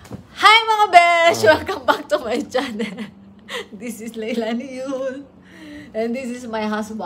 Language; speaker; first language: English; non-native, local second language; Filipino